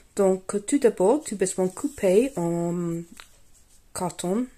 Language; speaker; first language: French; non-native, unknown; English